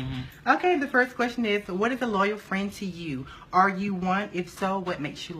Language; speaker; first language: English; native; English